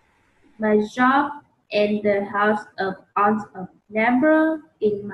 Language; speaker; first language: English; non-native, learner; Vietnamese